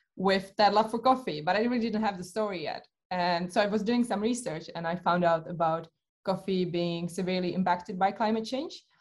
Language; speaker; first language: English; non-native, fluent; Czech